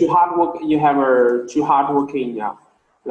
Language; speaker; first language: English; non-native, learner; Vietnamese